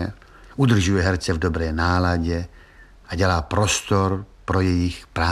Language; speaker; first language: Czech; native; Czech